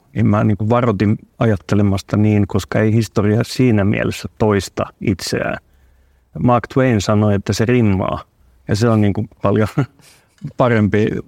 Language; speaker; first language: Finnish; non-native, local second language; Swedish